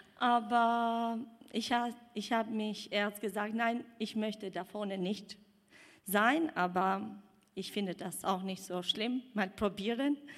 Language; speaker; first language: German; non-native, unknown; Albanian